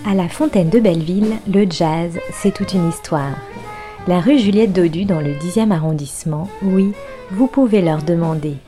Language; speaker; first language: French; native; French